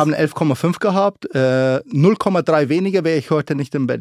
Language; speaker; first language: German; early bilingual, other home language; Arabic